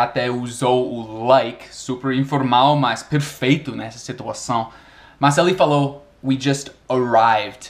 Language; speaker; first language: Portuguese; non-native, fluent; English